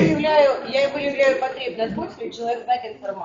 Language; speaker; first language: Russian; native; Russian